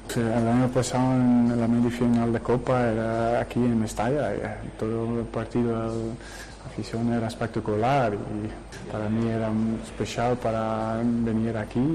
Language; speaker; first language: Spanish; non-native, learner; Dutch